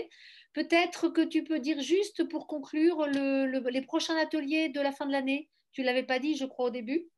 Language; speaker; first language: French; native; French